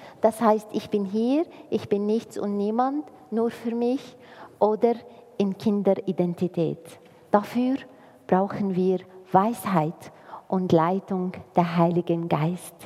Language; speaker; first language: German; non-native, fluent; Arabic